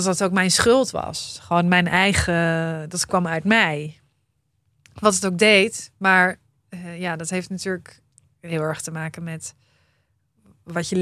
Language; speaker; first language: Dutch; native; Dutch